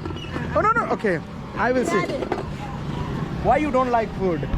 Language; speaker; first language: English; non-native, learner; Hindi